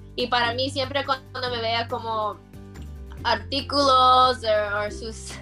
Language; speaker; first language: Spanish; early bilingual, heritage; Spanish